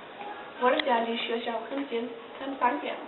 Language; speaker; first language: Chinese; non-native, learner; Danish